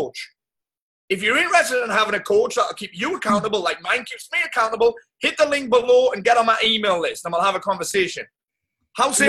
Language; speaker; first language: English; native; English